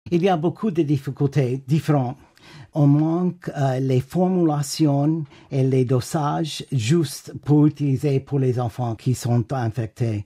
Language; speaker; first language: French; non-native, fluent; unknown